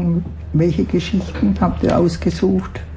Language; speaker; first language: German; native; German